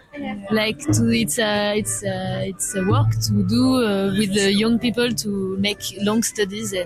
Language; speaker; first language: English; non-native, learner; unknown